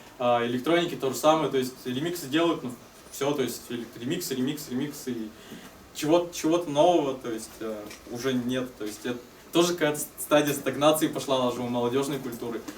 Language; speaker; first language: Russian; native; Russian